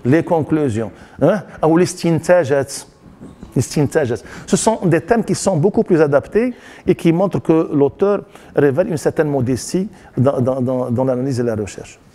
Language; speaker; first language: French; non-native, local second language; Arabic